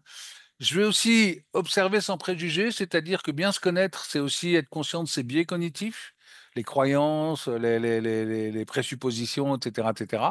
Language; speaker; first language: French; native; French